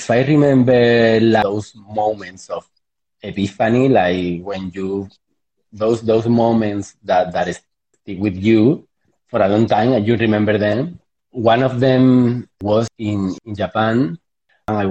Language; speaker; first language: English; non-native, fluent; Spanish